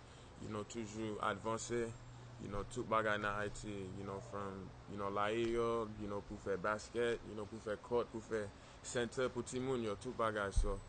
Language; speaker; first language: Haitian Creole; early bilingual, heritage; English